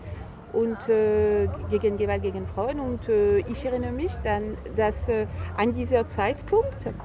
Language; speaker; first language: German; non-native, fluent; French